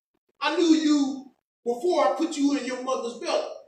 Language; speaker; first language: English; native; English